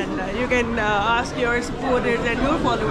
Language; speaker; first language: English; non-native, fluent; Urdu